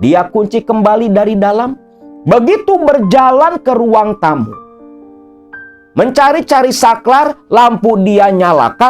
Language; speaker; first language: Indonesian; non-native, local second language; Sundanese